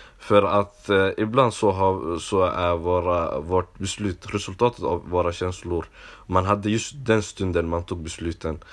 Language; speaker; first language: Swedish; non-native, local second language; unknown